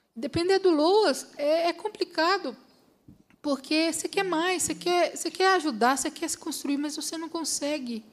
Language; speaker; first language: Portuguese; native; Portuguese